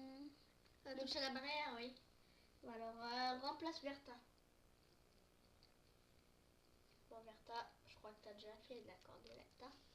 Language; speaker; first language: French; native; French